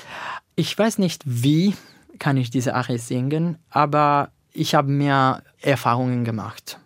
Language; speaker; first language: German; non-native, learner; Italian